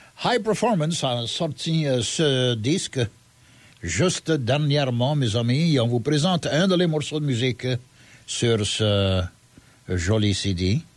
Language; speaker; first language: French; early bilingual, heritage; French